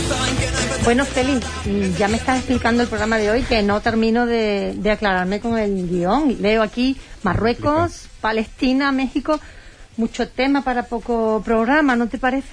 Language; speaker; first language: Spanish; native; Spanish